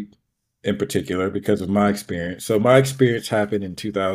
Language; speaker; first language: English; native; English